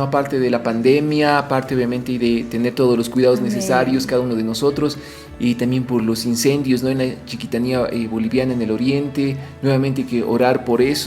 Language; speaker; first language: Spanish; native; Spanish